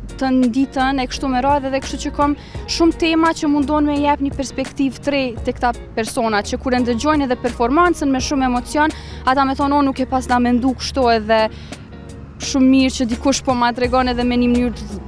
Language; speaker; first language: Albanian; non-native, local second language; Bosnian